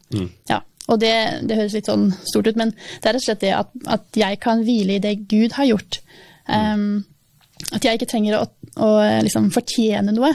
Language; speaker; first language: Norwegian; native; Norwegian